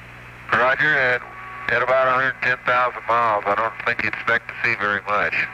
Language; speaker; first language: English; native; English